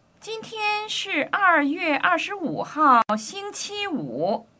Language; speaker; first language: Chinese; non-native, learner; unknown